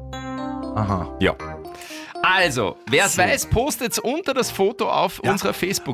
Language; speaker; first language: German; native; German